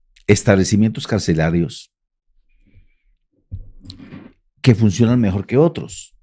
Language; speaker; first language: Spanish; native; Spanish